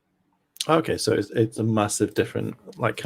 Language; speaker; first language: English; native; English